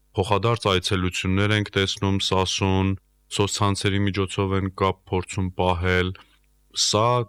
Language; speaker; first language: Armenian; native; Armenian